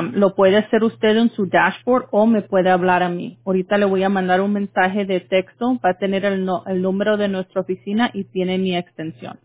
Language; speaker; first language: Spanish; early bilingual, heritage; Spanish